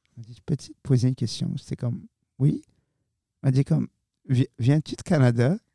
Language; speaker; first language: French; non-native, fluent; Arabic